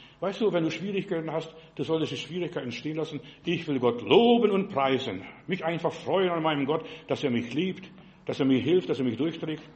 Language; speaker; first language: German; non-native, fluent; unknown